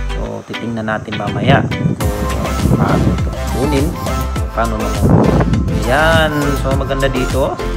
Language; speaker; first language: Filipino; non-native, local second language; Cebuano